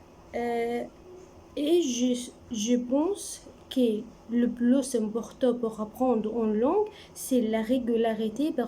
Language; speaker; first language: French; non-native, learner; Arabic